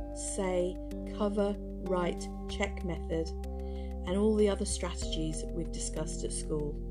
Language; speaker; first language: English; native; English